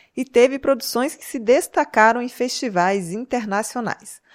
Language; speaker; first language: Portuguese; native; Portuguese